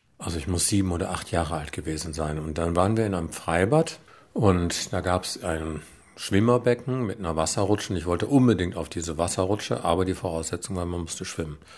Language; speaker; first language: German; native; German